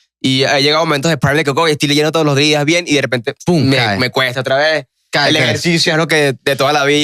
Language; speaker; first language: Spanish; native; Spanish